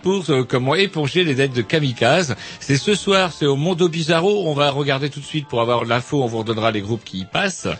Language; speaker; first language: French; native; French